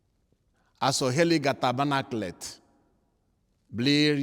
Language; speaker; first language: Swedish; non-native, fluent; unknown